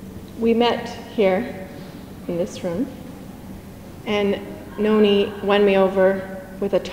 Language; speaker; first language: English; native; English